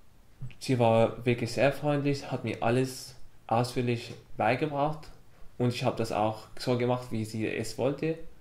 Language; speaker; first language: German; non-native, fluent; Arabic